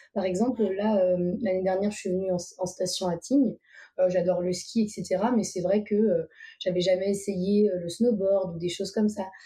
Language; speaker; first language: French; native; French